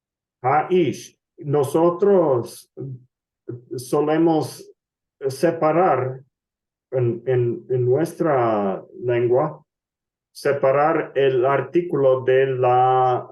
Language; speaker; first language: Spanish; non-native, fluent; English